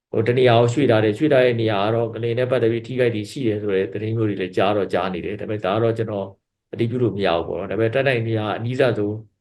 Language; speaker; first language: Burmese; native; Burmese